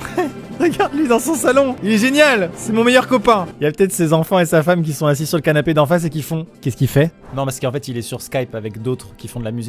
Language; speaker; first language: French; native; French